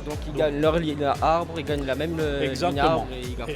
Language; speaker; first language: French; native; French